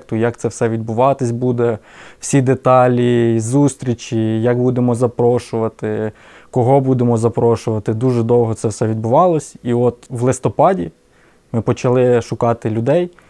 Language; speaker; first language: Ukrainian; native; Ukrainian